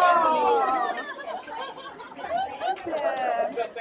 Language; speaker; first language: Chinese; early bilingual, heritage; Chinese